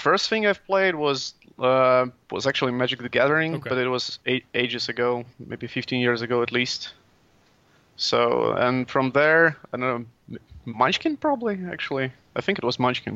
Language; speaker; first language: English; non-native, fluent; Latvian